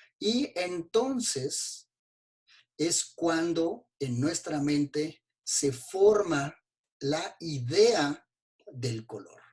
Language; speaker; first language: Spanish; native; Spanish